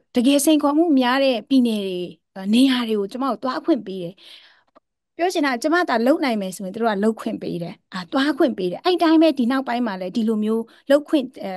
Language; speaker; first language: Burmese; non-native, local second language; Kachin